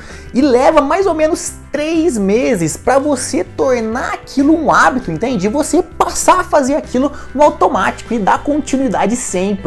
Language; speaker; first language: Portuguese; native; Portuguese